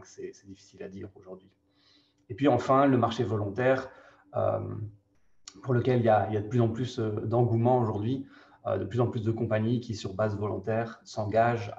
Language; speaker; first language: French; native; French